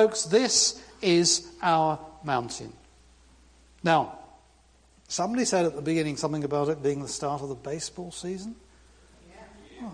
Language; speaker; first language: English; native; English